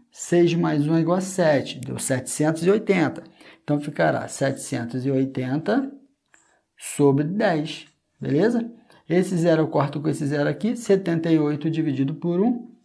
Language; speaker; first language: Portuguese; native; Portuguese